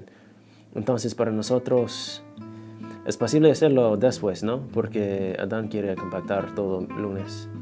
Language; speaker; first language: Spanish; non-native, fluent; English